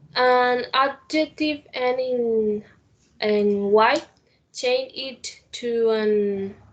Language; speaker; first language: English; non-native, learner; Spanish